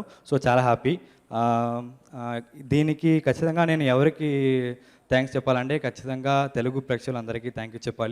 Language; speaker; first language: Telugu; non-native, learner; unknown